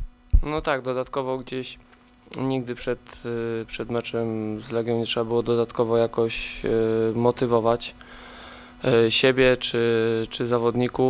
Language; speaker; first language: Polish; native; Polish